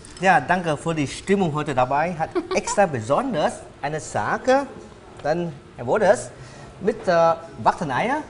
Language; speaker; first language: German; non-native, learner; Vietnamese